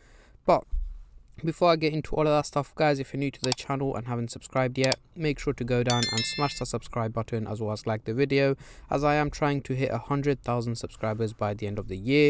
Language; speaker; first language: English; native; English